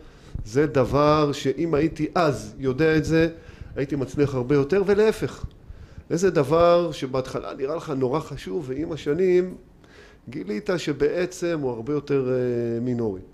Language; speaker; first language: Hebrew; native; Hebrew